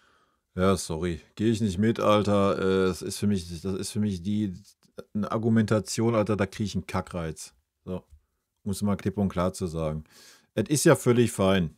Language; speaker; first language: German; native; German